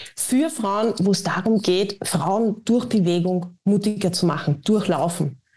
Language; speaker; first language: German; native; German